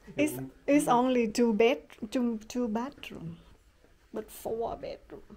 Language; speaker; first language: English; non-native, learner; Vietnamese